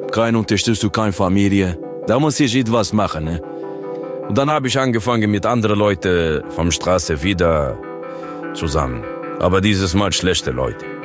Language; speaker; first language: German; non-native, learner; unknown